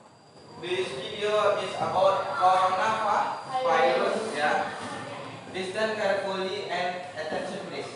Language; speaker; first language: English; non-native, fluent; Indonesian